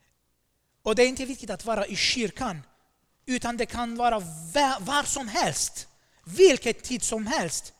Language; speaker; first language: Swedish; non-native, fluent; Armenian